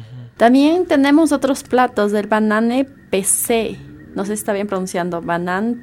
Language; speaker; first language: Spanish; native; Spanish